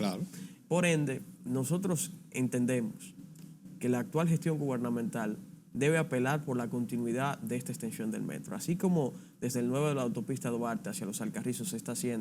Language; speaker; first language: Spanish; native; Spanish